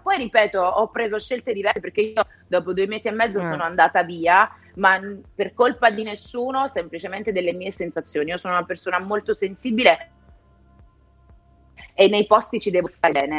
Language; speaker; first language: Italian; native; Italian